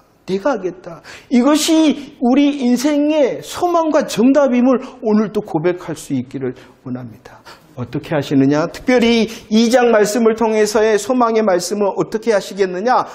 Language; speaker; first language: Korean; native; Korean